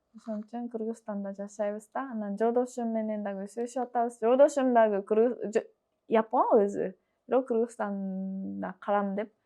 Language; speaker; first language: Kyrgyz; non-native, fluent; Japanese